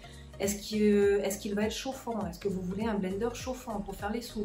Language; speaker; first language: French; native; French